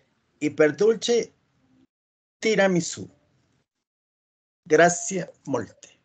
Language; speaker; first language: Italian; non-native, learner; Spanish